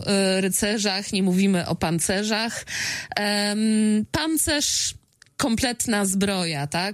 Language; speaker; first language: Polish; native; Polish